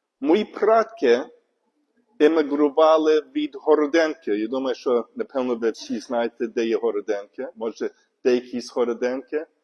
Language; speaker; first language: Ukrainian; non-native, learner; English